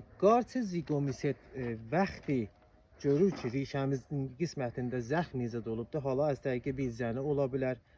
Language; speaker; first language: Azerbaijani; native; Azerbaijani